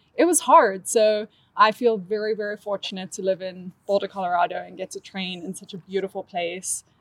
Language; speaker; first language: English; native; English